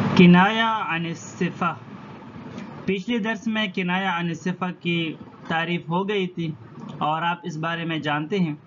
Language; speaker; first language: Urdu; non-native, local second language; Pashto